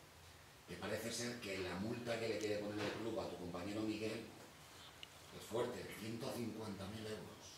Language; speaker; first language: Spanish; native; Spanish